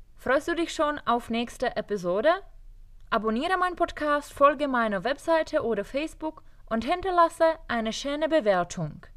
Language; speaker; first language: German; non-native, fluent; Czech